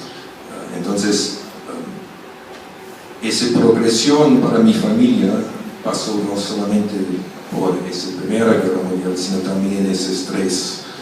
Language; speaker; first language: Spanish; non-native, fluent; German